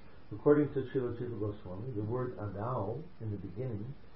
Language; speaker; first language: English; native; English